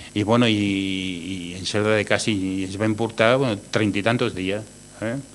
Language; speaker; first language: Spanish; native; Spanish